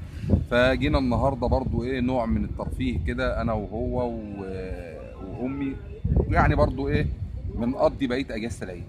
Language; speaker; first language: Arabic; native; Arabic